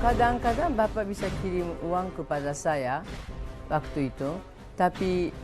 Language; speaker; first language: Indonesian; non-native, fluent; Japanese